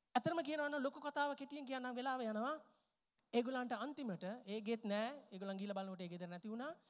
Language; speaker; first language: Sinhala; non-native, local second language; Tamil